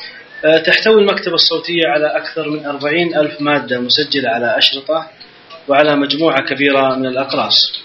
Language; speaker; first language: Arabic; native; Arabic